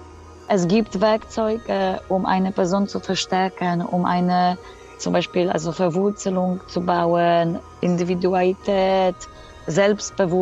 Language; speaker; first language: German; non-native, fluent; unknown